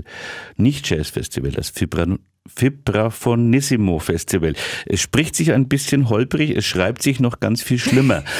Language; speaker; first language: German; native; German